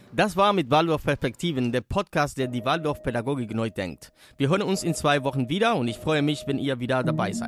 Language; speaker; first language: German; native; German